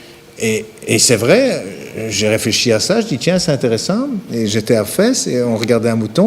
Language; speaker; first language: French; native; French